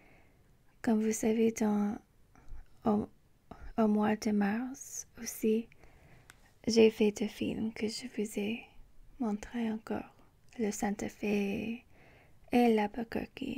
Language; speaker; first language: French; non-native, learner; English